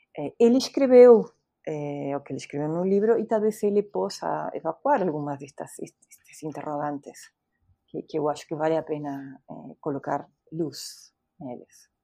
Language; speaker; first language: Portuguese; non-native, fluent; Spanish